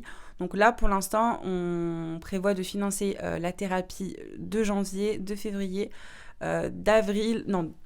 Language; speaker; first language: French; native; French